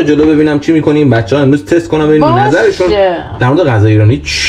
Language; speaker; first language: Persian; native; Persian